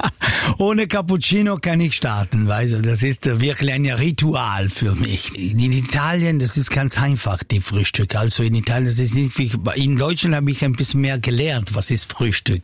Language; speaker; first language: German; non-native, learner; Italian